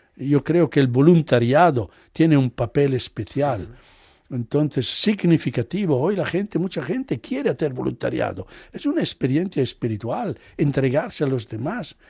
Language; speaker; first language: Spanish; native; Spanish